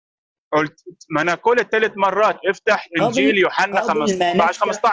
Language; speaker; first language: Arabic; native; Arabic